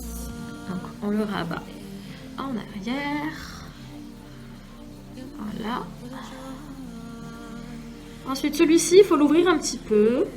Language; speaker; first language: French; native; French